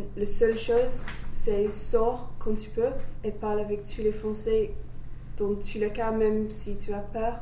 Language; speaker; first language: French; non-native, learner; English